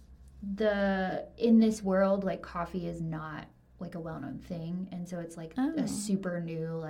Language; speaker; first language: English; native; English